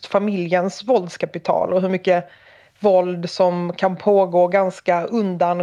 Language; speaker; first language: Swedish; native; Swedish